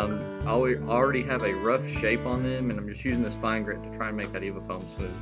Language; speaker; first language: English; native; English